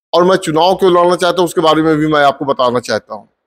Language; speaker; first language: Hindi; native; Hindi